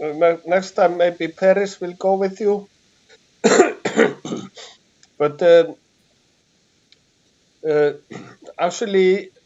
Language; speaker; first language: English; non-native, fluent; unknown